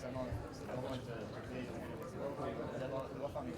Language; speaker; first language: Swedish; native; Swedish